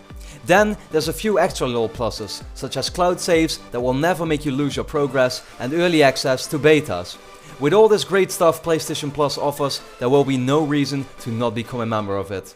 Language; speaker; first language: English; non-native, fluent; Dutch